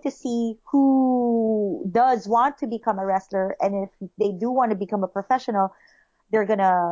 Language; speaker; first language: English; non-native, local second language; Filipino